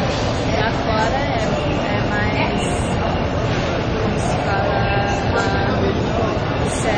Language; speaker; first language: Portuguese; non-native, learner; English